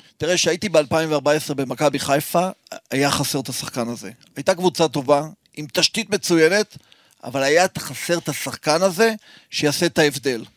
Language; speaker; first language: Hebrew; native; Hebrew